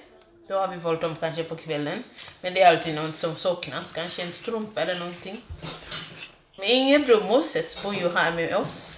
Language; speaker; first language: Swedish; non-native, fluent; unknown